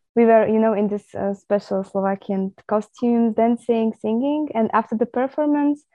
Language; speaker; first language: English; non-native, fluent; Slovak